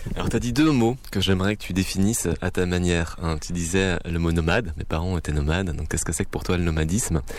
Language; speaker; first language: French; native; French